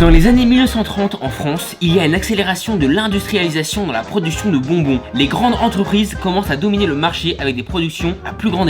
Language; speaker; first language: French; native; French